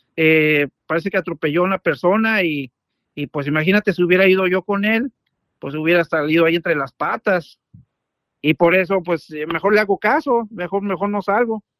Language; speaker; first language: Spanish; native; Spanish